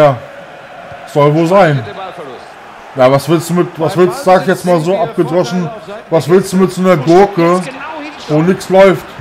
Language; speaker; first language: German; native; German